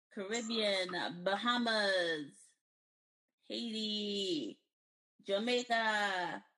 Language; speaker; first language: English; native; English